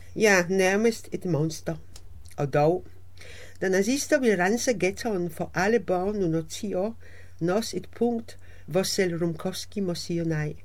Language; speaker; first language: Danish; native; Danish